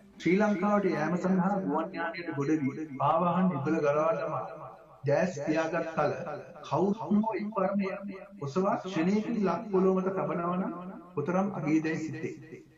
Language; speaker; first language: Sinhala; native; Sinhala